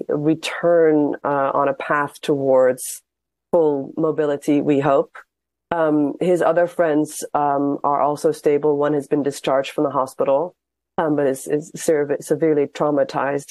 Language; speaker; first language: English; native; English